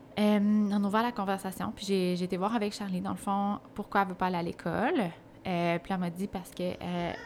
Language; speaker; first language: French; native; French